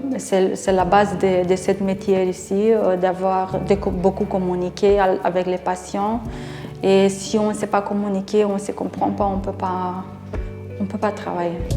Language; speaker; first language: French; non-native, learner; Romanian